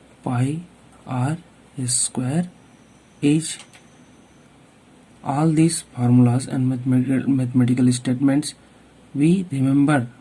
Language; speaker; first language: English; non-native, local second language; Hindi